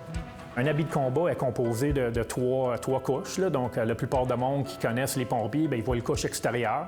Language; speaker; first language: French; native; French